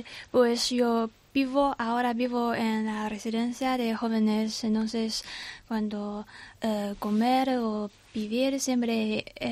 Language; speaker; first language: Spanish; non-native, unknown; Chinese